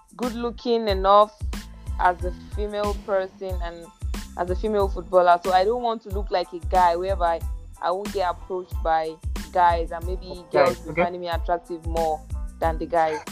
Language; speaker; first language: English; non-native, local second language; Yoruba